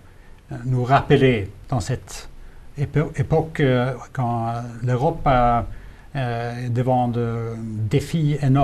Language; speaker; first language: French; non-native, fluent; Swedish